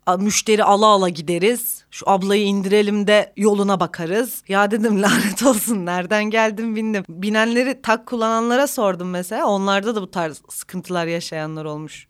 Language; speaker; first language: Turkish; native; Turkish